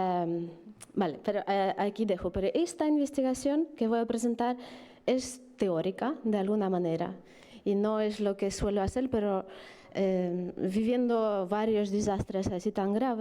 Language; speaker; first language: Spanish; non-native, fluent; Ukrainian